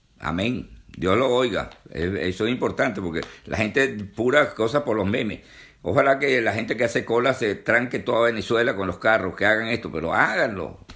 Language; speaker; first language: Spanish; native; Spanish